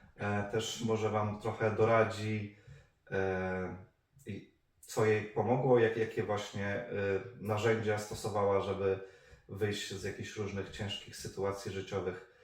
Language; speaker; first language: Polish; native; Polish